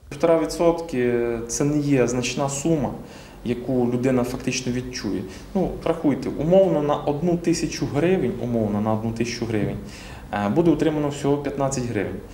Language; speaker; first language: Ukrainian; native; Ukrainian